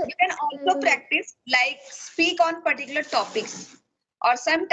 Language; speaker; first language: English; non-native, fluent; Hindi